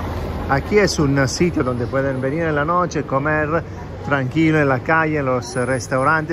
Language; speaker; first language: Spanish; non-native, fluent; Italian